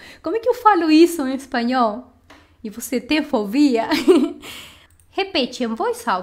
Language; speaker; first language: Portuguese; non-native, fluent; Spanish